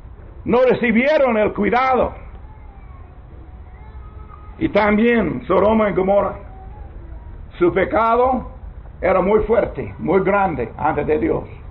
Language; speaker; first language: Spanish; non-native, learner; English